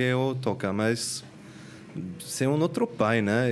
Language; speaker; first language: Portuguese; non-native, learner; Swiss German